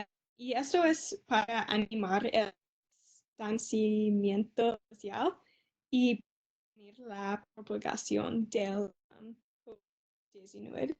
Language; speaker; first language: Spanish; non-native, learner; English